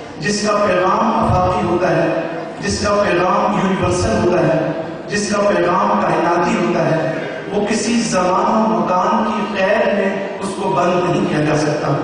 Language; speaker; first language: Urdu; native; Urdu